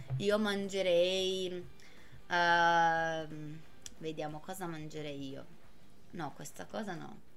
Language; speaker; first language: Italian; non-native, fluent; Portuguese